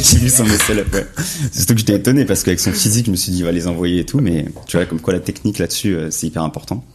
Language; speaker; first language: French; native; French